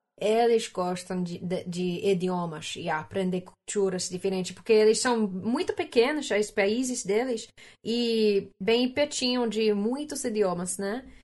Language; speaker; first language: Portuguese; non-native, learner; English